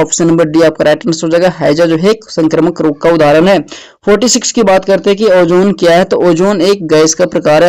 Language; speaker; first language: Hindi; native; Hindi